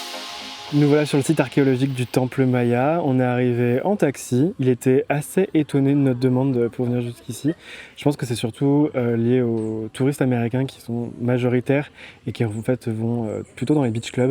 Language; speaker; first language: French; native; French